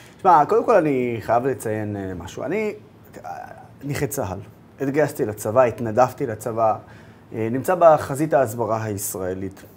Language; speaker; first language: Hebrew; non-native, local second language; Arabic